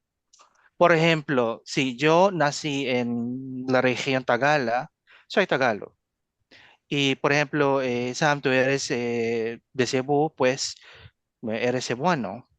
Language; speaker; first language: Spanish; non-native, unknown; Filipino